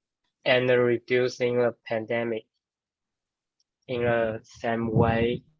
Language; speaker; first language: English; non-native, learner; Chinese